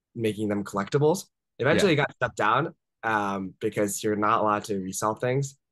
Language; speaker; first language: English; native; English